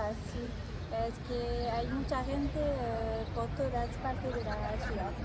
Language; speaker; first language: Spanish; non-native, fluent; French